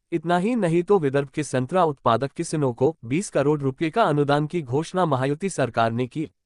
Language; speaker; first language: Hindi; non-native, local second language; Marathi